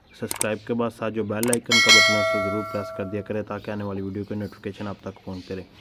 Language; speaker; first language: Urdu; non-native, local second language; Punjabi